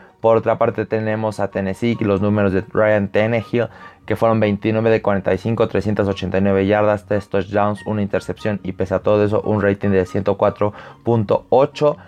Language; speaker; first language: Spanish; native; Spanish